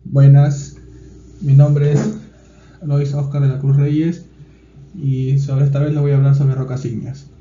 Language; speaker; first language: Spanish; native; Spanish